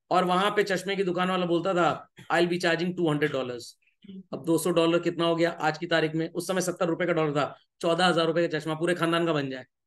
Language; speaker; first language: Hindi; native; Hindi